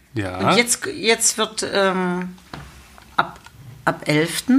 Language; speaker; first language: German; native; German